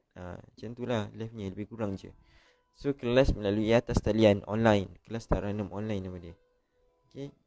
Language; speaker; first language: Malay; native; Malay